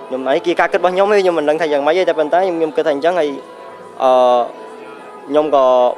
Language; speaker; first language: Khmer; native; Khmer